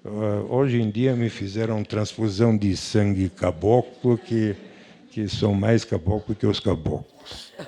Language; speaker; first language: Portuguese; non-native, fluent; Bulgarian